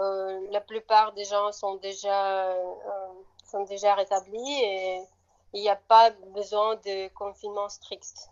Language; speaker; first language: French; non-native, fluent; Russian